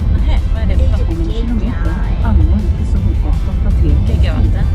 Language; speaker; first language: Swedish; native; Swedish